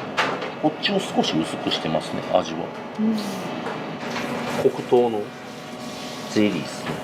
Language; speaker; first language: Japanese; native; Japanese